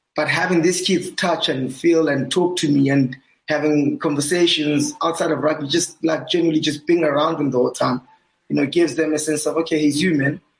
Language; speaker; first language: English; non-native, local second language; Southern Sotho